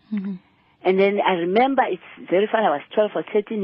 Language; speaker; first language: English; non-native, local second language; Xhosa